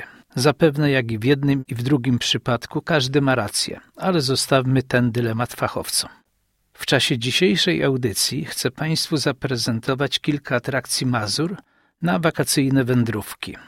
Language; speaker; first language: Polish; native; Polish